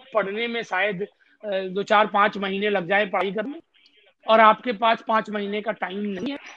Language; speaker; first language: Hindi; native; Hindi